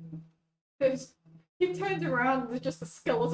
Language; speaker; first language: English; native; English